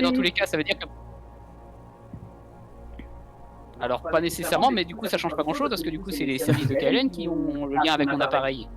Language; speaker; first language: French; native; French